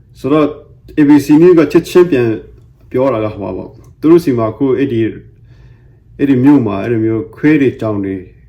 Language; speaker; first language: Burmese; non-native, local second language; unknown